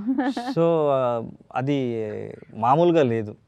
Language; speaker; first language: Telugu; non-native, learner; Kannada